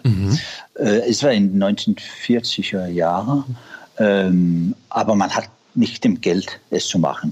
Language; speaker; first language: German; non-native, learner; Danish